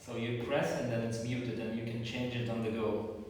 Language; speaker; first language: English; non-native, fluent; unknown